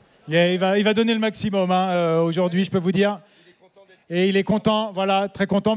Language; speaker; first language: French; native; French